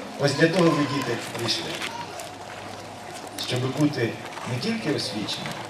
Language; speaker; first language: Ukrainian; native; Ukrainian